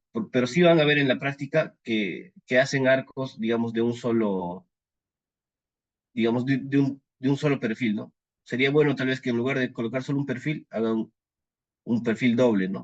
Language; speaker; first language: Spanish; native; Spanish